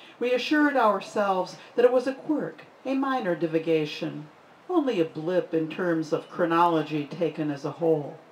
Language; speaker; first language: English; native; English